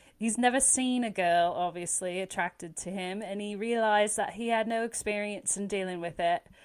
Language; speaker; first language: English; native; English